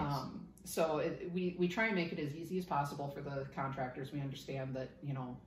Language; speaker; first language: English; native; English